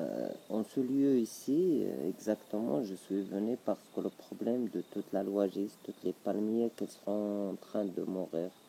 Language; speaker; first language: French; non-native, local second language; Arabic